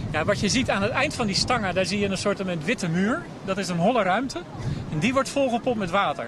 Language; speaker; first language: Dutch; native; Dutch